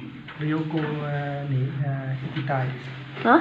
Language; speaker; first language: Japanese; non-native, learner; Vietnamese